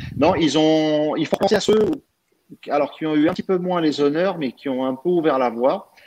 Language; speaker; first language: French; early bilingual, other home language; Arabic